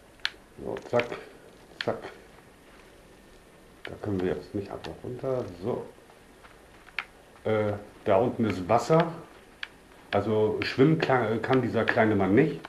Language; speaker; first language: German; native; German